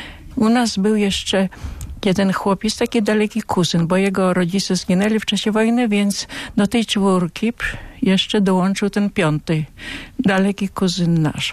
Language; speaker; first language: Polish; non-native, local second language; Ukrainian